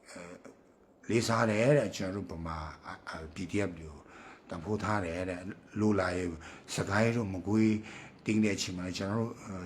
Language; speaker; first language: Burmese; non-native, local second language; Kachin